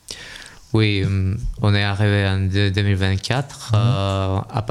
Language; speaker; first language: French; non-native, learner; Russian